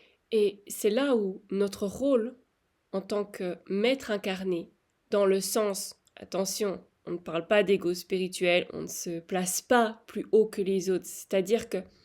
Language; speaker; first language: French; native; French